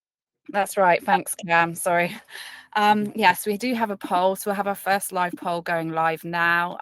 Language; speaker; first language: English; native; English